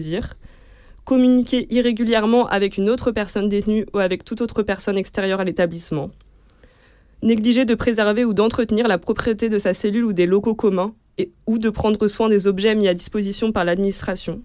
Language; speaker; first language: French; native; French